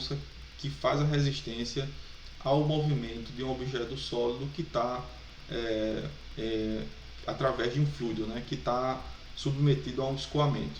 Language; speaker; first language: Portuguese; native; Portuguese